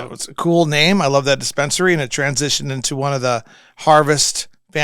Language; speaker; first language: English; native; English